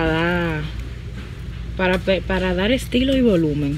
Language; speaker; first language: Spanish; native; Spanish